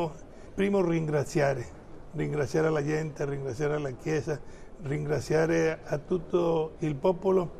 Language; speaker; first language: Italian; non-native, fluent; Spanish